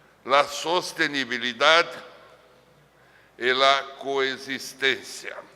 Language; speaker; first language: Spanish; non-native, fluent; Portuguese